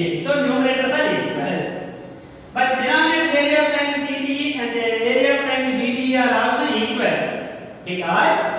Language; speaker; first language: English; non-native, local second language; Telugu